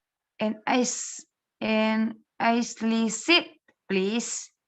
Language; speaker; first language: English; non-native, learner; Indonesian